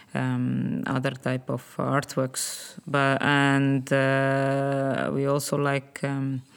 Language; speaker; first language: English; non-native, fluent; Estonian